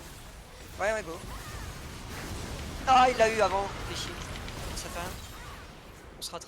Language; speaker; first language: French; native; French